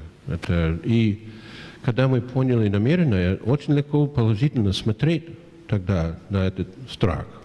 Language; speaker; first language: Russian; non-native, fluent; English